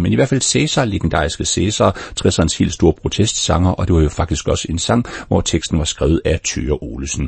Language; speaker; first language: Danish; native; Danish